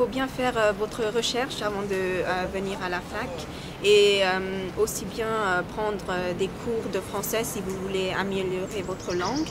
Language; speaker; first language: French; non-native, fluent; English